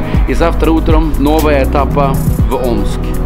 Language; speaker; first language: Russian; non-native, fluent; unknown